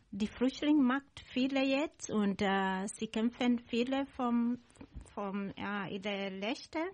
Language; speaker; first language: German; non-native, learner; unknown